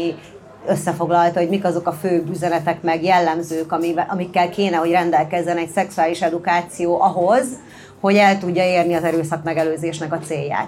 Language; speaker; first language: Hungarian; native; Hungarian